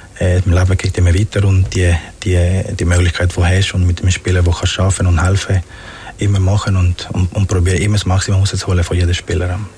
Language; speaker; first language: German; non-native, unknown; Spanish